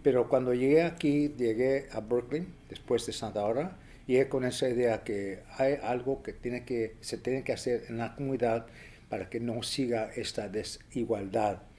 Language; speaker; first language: Spanish; early bilingual, other home language; English